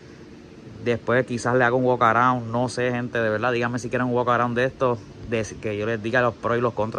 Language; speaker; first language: Spanish; native; Spanish